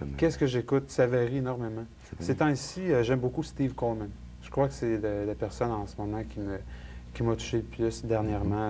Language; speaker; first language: French; native; French